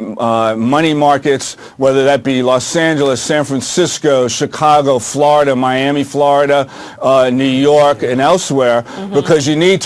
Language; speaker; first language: English; native; English